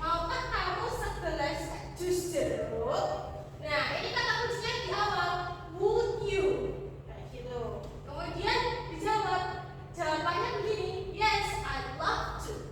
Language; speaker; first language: Indonesian; native; Indonesian